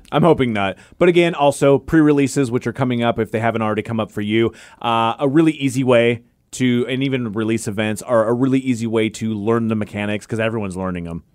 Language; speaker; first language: English; native; English